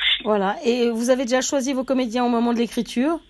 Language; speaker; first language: French; native; French